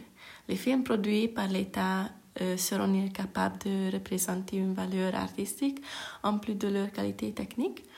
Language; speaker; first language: French; non-native, fluent; Hungarian